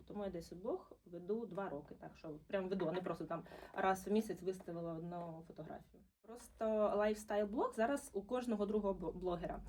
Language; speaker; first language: Ukrainian; non-native, local second language; Russian